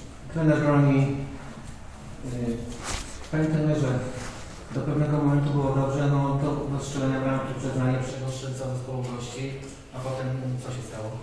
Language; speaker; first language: Polish; native; Polish